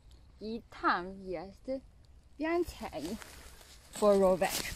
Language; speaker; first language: Polish; non-native, learner; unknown